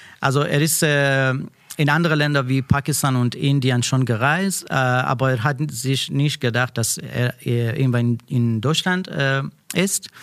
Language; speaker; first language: German; non-native, learner; Persian